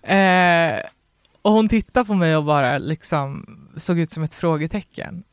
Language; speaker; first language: Swedish; native; Swedish